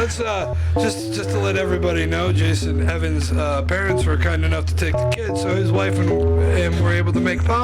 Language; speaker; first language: English; native; English